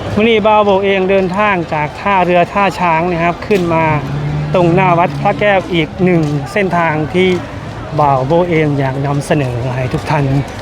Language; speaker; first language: Thai; native; Thai